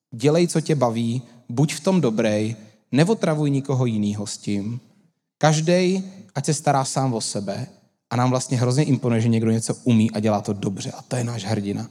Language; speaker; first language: Czech; native; Czech